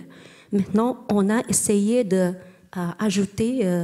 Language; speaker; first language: French; non-native, learner; Chinese